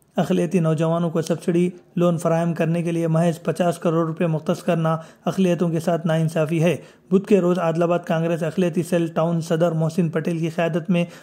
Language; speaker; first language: Urdu; native; Urdu